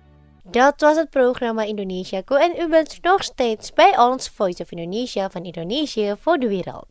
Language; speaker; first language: Dutch; non-native, fluent; Indonesian